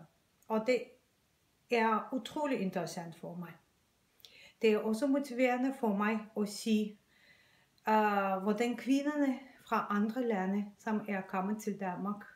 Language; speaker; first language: Danish; non-native, fluent; Azerbaijani